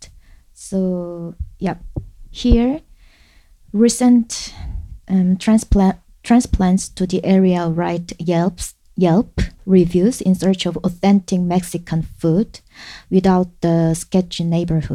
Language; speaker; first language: English; non-native, fluent; Korean